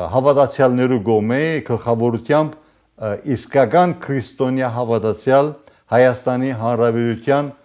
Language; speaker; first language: Armenian; native; Armenian